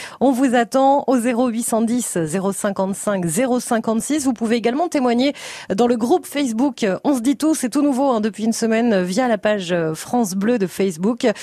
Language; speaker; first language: French; native; French